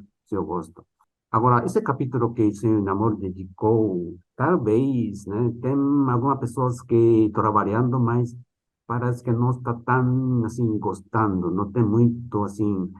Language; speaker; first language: Portuguese; non-native, fluent; Japanese